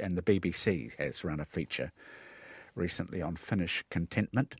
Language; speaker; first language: English; native; English